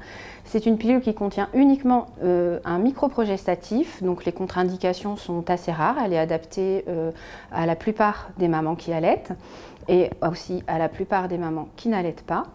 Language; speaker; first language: French; native; French